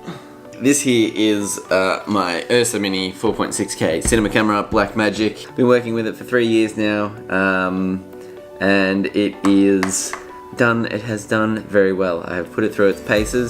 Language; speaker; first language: English; native; English